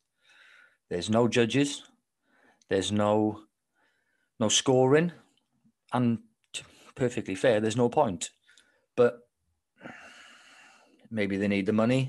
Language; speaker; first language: English; native; English